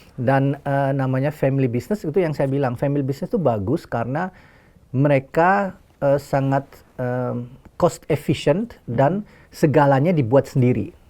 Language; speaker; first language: Indonesian; early bilingual, heritage; Indonesian